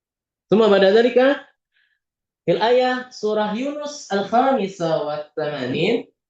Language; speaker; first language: Arabic; non-native, fluent; Indonesian